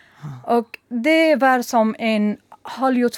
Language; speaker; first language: Swedish; non-native, learner; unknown